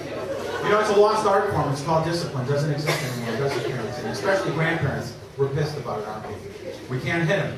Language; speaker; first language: English; native; English